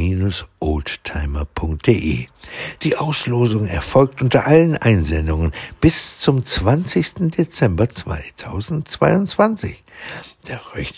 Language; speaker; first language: German; native; German